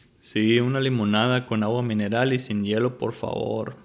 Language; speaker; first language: Spanish; native; Spanish